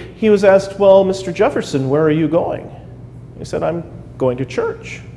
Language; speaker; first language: English; native; English